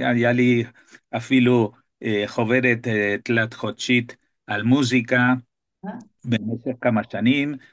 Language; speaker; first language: Hebrew; non-native, fluent; Spanish